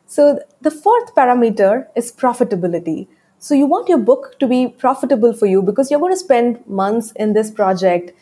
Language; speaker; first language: English; non-native, local second language; Tamil